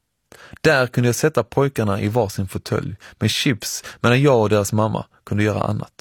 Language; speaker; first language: Swedish; early bilingual, other home language; Persian